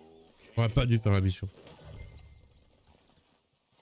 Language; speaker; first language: French; native; French